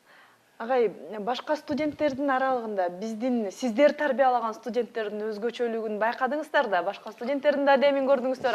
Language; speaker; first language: Kyrgyz; native; Kyrgyz